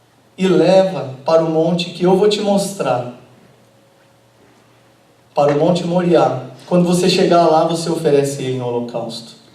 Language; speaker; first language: Portuguese; native; Portuguese